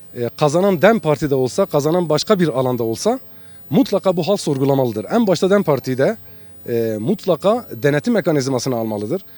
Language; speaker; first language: Turkish; non-native, local second language; Kurdish